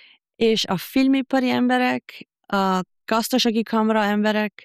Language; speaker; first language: Hungarian; non-native, fluent; German